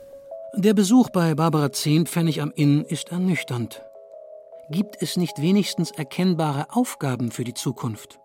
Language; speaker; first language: German; native; German